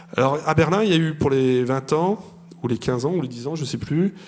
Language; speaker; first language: French; native; French